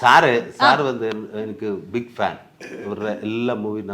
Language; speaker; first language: Tamil; non-native, learner; Malayalam